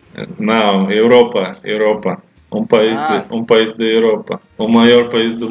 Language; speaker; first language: Portuguese; non-native, fluent; Russian